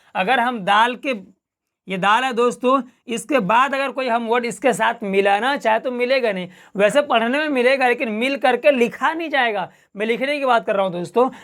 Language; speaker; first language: Hindi; native; Hindi